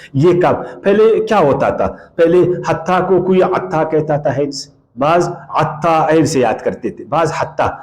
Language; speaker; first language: Urdu; non-native, local second language; Pashto